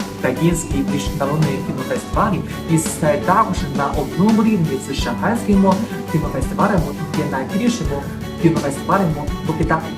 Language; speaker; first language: Ukrainian; non-native, learner; Chinese